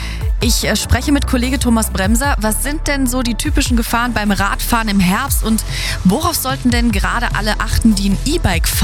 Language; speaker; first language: German; native; German